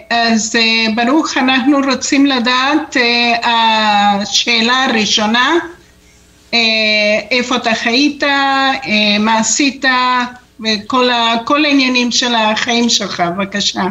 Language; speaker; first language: Hebrew; non-native, fluent; Spanish